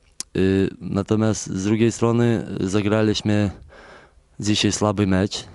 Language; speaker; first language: Polish; non-native, fluent; Lithuanian